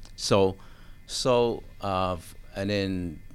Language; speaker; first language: English; non-native, local second language; Cantonese